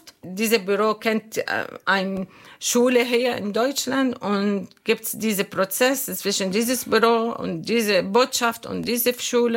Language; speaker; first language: German; non-native, learner; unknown